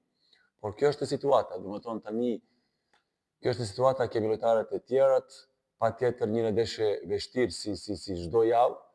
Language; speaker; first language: Albanian; non-native, fluent; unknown